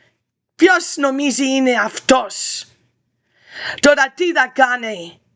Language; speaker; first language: Greek; early bilingual, heritage; English